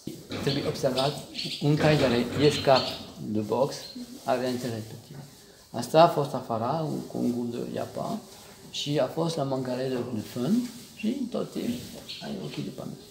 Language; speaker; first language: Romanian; non-native, learner; French